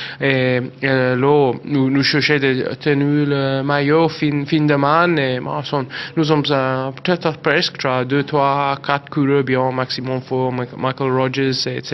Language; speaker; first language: French; non-native, learner; English